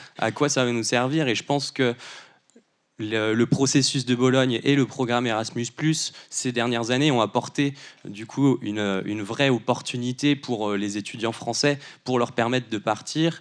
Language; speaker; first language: French; native; French